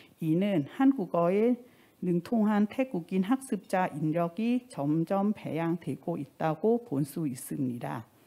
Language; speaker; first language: Korean; non-native, fluent; Thai